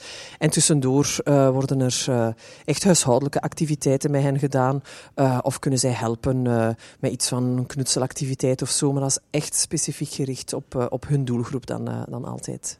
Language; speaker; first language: Dutch; native; Dutch